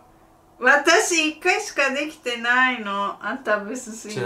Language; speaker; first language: Japanese; non-native, fluent; Spanish